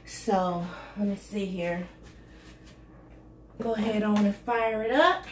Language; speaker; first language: English; native; English